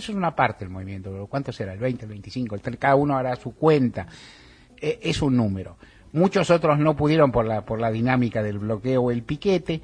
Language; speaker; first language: Spanish; native; Spanish